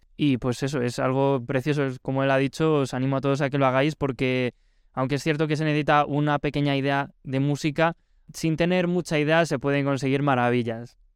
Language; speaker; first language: Spanish; native; Spanish